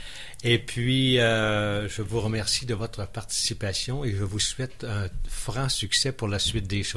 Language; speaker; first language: French; native; French